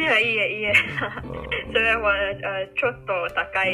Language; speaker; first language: Japanese; non-native, learner; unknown